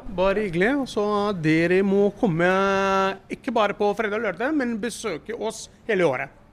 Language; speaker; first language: Norwegian; non-native, learner; Italian